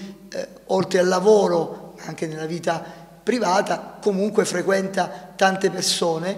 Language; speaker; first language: Italian; native; Italian